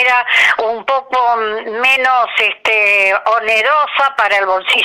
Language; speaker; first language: Spanish; native; Spanish